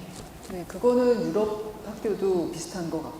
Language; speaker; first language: Korean; native; Korean